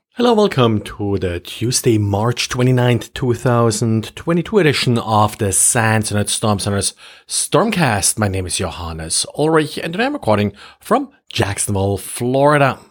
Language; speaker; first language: English; non-native, fluent; German